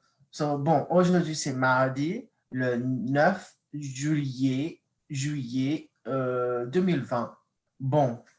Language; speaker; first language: French; non-native, fluent; English